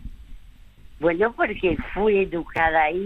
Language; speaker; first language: Spanish; early bilingual, other home language; French